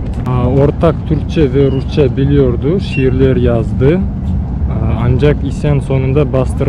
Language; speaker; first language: Turkish; non-native, learner; Bashkir